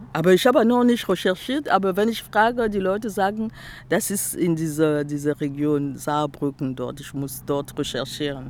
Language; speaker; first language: German; non-native, fluent; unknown